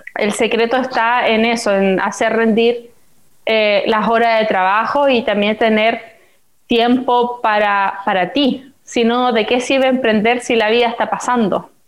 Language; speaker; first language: Spanish; native; Spanish